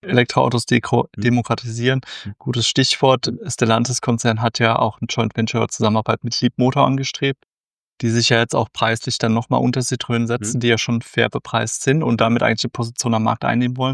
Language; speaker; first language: German; native; German